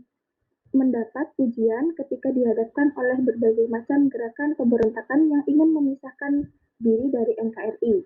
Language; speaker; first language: Indonesian; native; Indonesian